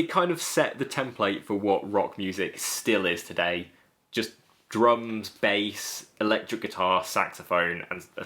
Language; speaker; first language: English; native; English